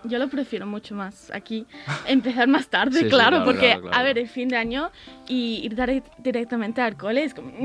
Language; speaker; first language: Spanish; early bilingual, heritage; English